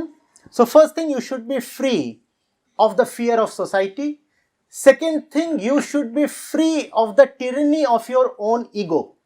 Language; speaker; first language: English; non-native, local second language; Hindi